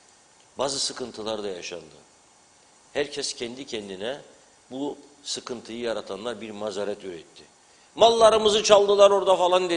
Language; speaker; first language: Turkish; native; Turkish